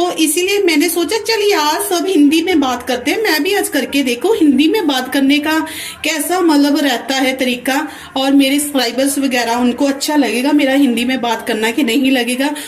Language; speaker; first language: Hindi; non-native, local second language; Punjabi